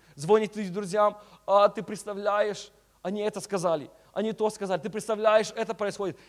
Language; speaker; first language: Russian; early bilingual, heritage; Russian